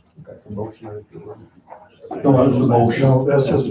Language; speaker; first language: English; native; English